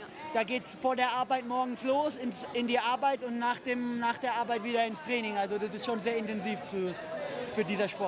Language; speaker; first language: German; native; German